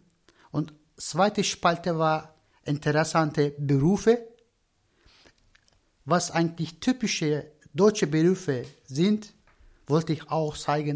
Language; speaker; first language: German; non-native, learner; Turkish